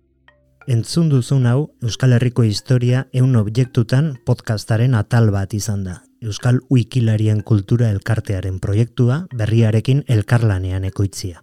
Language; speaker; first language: Basque; native; Basque